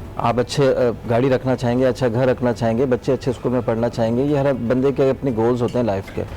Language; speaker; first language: Urdu; native; Urdu